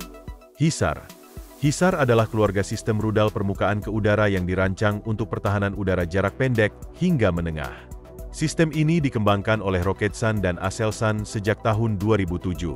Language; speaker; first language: Indonesian; native; Indonesian